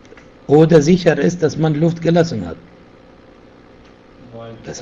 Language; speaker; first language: German; non-native, fluent; Arabic